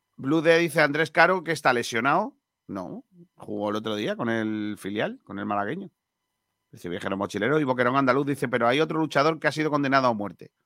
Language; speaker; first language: Spanish; native; Spanish